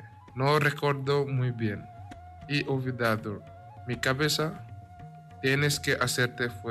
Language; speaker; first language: Spanish; non-native, learner; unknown